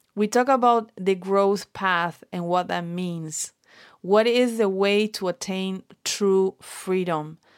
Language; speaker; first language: English; non-native, fluent; Spanish